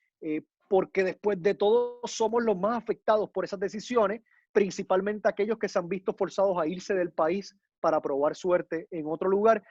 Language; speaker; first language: Spanish; native; Spanish